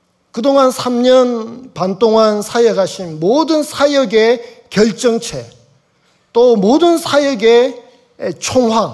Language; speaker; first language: Korean; native; Korean